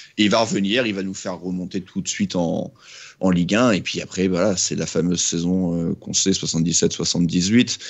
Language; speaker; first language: French; native; French